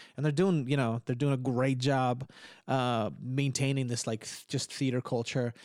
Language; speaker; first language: English; early bilingual, other home language; Ukrainian